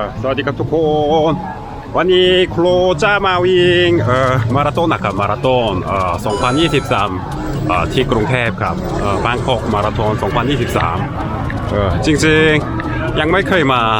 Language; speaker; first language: Thai; non-native, learner; Korean